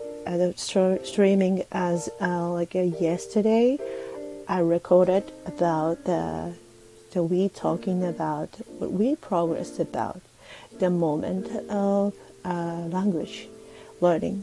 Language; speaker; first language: English; non-native, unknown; Japanese